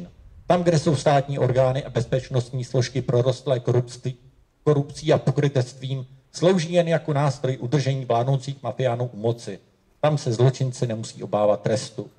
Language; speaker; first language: Czech; native; Czech